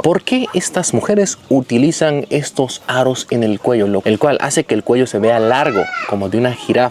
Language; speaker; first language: Spanish; native; Spanish